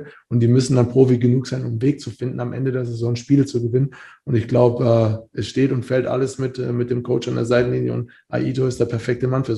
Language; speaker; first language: German; native; German